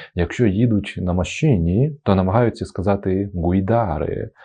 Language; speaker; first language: Ukrainian; non-native, fluent; Italian